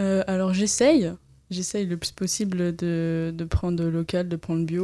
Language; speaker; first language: French; native; French